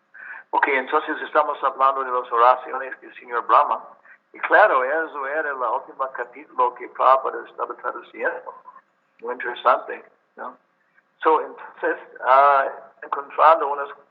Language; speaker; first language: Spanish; non-native, learner; English